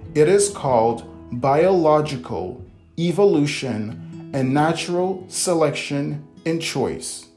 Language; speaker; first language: English; early bilingual, other home language; Portuguese